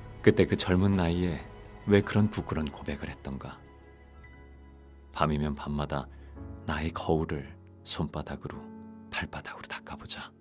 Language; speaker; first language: Korean; native; Korean